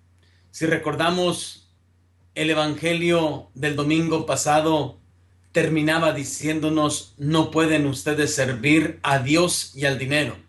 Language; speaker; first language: Spanish; native; Spanish